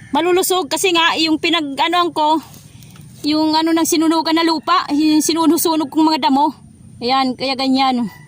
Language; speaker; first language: Filipino; non-native, local second language; Waray